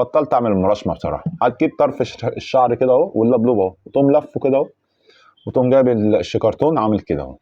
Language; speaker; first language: Arabic; native; Arabic